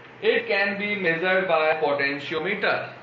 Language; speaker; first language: English; non-native, local second language; Hindi